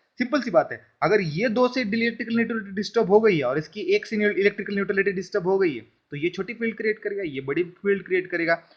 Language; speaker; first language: Hindi; non-native, local second language; Marathi